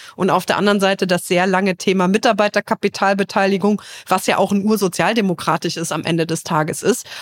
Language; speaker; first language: German; native; German